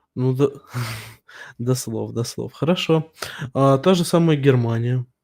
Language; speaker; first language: Russian; native; Russian